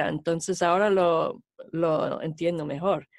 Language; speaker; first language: Spanish; non-native, fluent; English